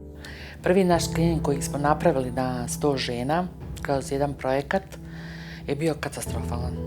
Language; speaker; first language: Bosnian; native; Bosnian